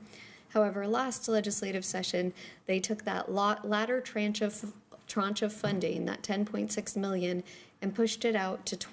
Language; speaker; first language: English; native; English